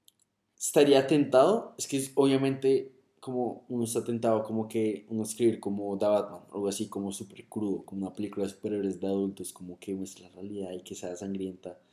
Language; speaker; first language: Spanish; native; Spanish